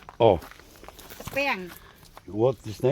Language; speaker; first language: English; non-native, learner; Polish